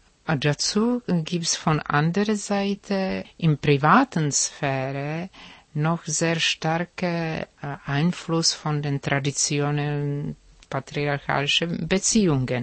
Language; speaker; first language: German; non-native, fluent; Czech